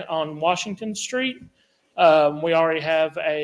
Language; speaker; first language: English; native; English